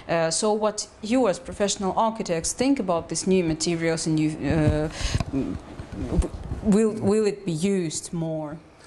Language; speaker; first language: English; non-native, fluent; Russian